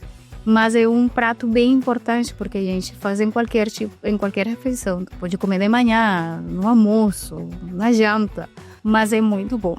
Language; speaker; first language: Portuguese; non-native, fluent; Spanish